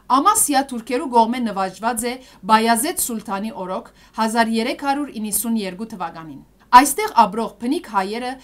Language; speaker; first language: Armenian; early bilingual, heritage; Armenian